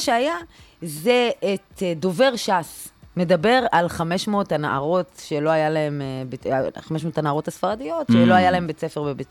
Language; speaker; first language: Hebrew; native; Hebrew